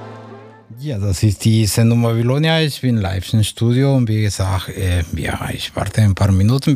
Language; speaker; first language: German; non-native, fluent; Spanish